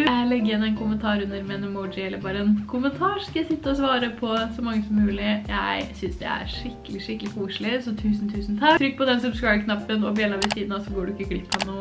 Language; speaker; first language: Norwegian; native; Norwegian